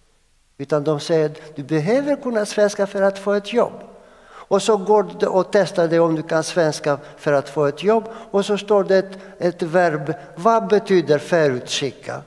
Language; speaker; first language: Swedish; non-native, fluent; Greek